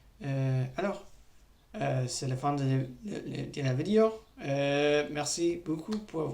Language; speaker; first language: French; non-native, learner; English